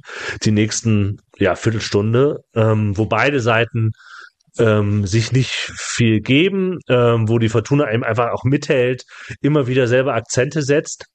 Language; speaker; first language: German; native; German